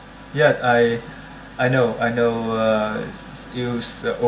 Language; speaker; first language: English; non-native, learner; Vietnamese